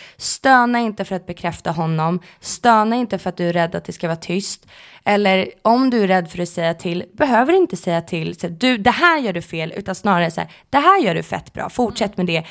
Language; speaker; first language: Swedish; native; Swedish